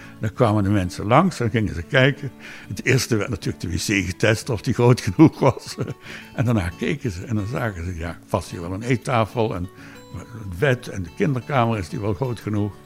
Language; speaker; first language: Dutch; native; Dutch